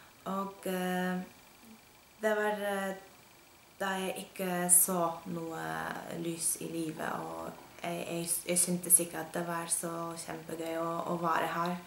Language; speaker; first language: Norwegian; non-native, fluent; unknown